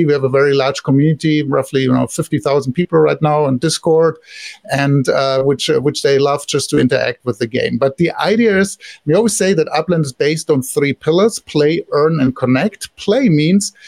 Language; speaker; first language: English; non-native, fluent; German